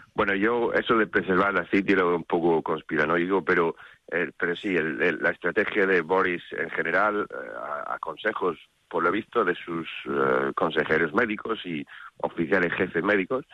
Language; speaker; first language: Spanish; non-native, fluent; English